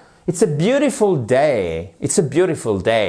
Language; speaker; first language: English; non-native, fluent; French